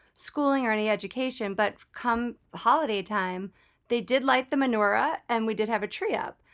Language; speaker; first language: English; native; English